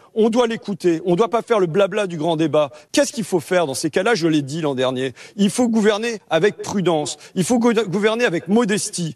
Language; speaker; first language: French; native; French